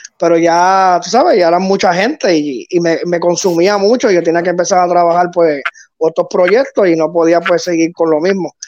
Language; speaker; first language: Spanish; native; Spanish